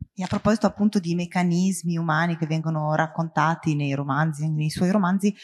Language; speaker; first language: Italian; native; Italian